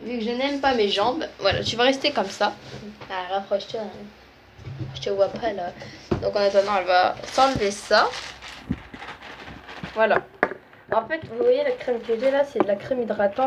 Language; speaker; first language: French; native; French